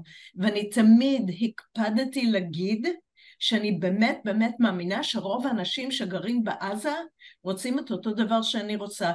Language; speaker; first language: Hebrew; non-native, fluent; English